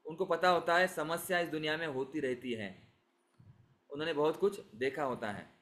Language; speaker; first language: Hindi; non-native, local second language; Marathi